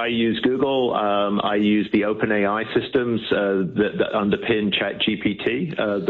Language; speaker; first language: English; native; English